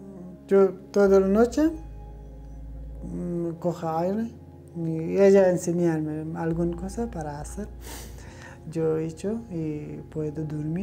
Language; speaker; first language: Spanish; non-native, learner; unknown